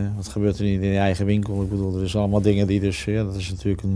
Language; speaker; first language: Dutch; native; Dutch